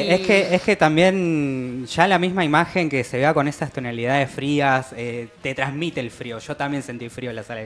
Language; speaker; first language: Spanish; native; Spanish